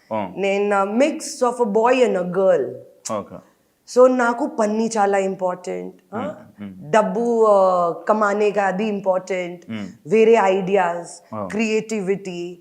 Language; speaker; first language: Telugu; non-native, fluent; Hindi